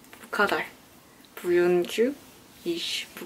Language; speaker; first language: Turkish; non-native, learner; Korean